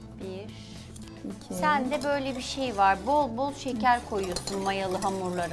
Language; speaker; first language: Turkish; native; Turkish